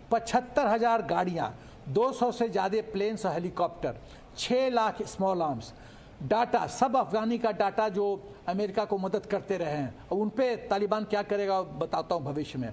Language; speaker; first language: Hindi; native; Hindi